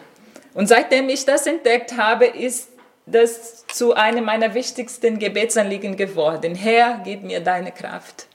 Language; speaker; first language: German; non-native, fluent; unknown